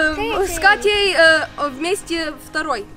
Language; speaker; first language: Russian; early bilingual, heritage; Russian